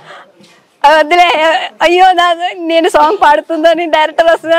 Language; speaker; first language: Telugu; non-native, fluent; Malayalam